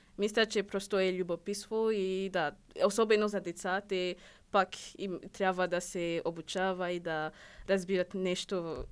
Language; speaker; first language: Bulgarian; non-native, learner; Rundi